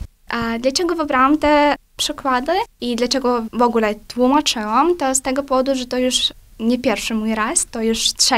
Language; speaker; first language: Polish; non-native, fluent; Ukrainian